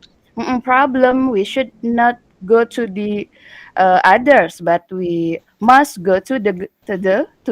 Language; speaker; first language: English; non-native, learner; Indonesian